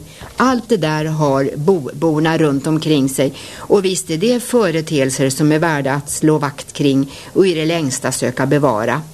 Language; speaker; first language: Swedish; native; Swedish